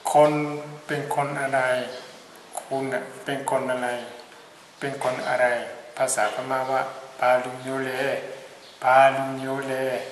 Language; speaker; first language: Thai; non-native, fluent; Burmese